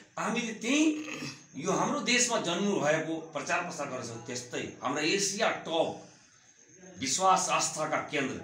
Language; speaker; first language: Nepali; non-native, local second language; Bhojpuri